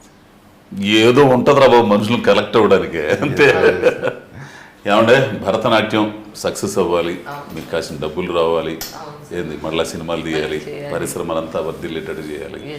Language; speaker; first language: Telugu; native; Telugu